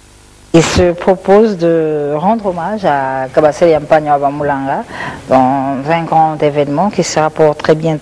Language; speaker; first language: French; non-native, local second language; Lingala